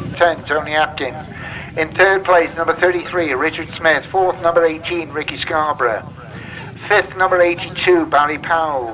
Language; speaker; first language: English; native; English